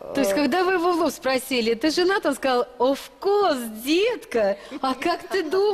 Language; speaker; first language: Russian; native; Russian